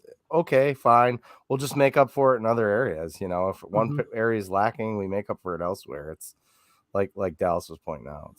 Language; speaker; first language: English; native; English